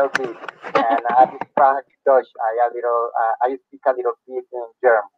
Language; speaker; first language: English; non-native, learner; Spanish